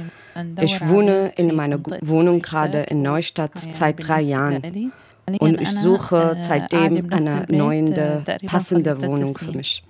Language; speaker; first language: German; non-native, learner; Arabic